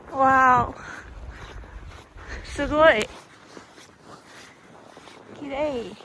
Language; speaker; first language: Japanese; non-native, learner; Korean